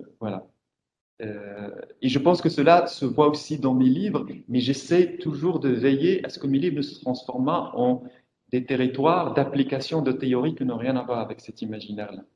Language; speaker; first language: French; non-native, local second language; Arabic